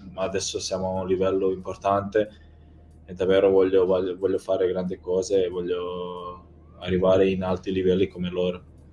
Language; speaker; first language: Italian; non-native, fluent; Croatian